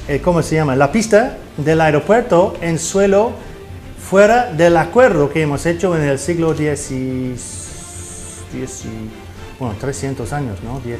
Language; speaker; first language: Spanish; non-native, fluent; English